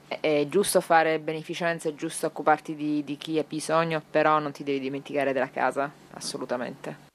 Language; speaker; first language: Italian; native; Italian